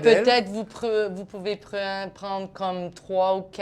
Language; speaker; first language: French; non-native, local second language; English